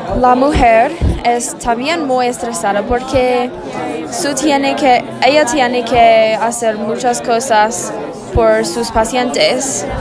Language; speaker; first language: Spanish; non-native, learner; English